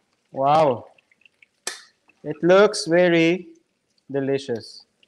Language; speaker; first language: English; non-native, local second language; Filipino